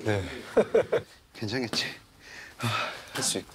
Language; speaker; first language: Korean; non-native, fluent; Cantonese